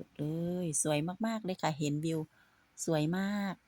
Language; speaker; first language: Thai; native; Thai